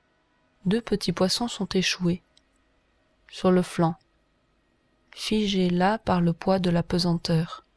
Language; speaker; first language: French; native; French